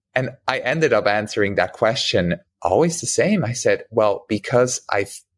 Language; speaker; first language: English; non-native, fluent; German